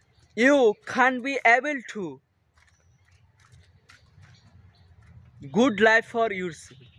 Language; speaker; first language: English; non-native, learner; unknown